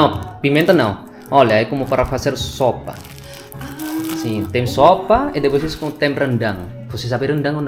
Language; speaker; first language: Portuguese; non-native, learner; Indonesian